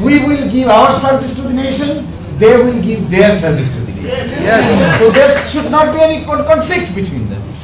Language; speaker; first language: English; non-native, local second language; Bangla